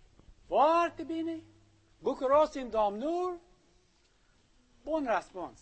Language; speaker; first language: Romanian; non-native, learner; English